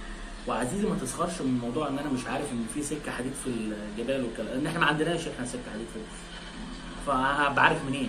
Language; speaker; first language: Arabic; native; Arabic